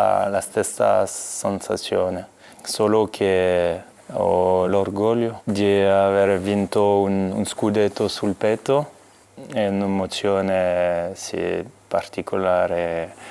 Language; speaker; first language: Italian; non-native, fluent; French